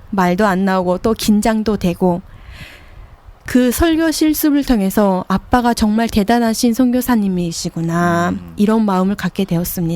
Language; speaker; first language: Korean; early bilingual, heritage; Korean